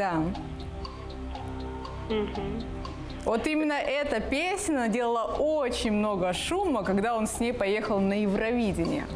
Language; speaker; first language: Russian; native; Russian